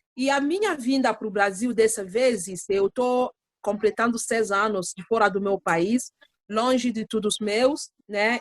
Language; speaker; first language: Portuguese; non-native, learner; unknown